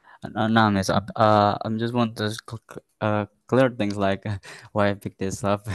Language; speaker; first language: English; non-native, learner; Indonesian